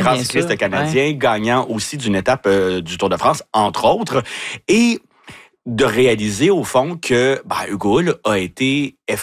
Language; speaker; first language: French; native; French